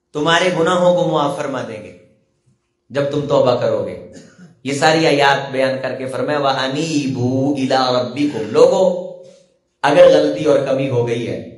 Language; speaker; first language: Urdu; non-native, local second language; Punjabi